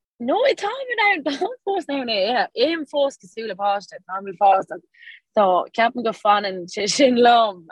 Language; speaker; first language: Irish; non-native, local second language; English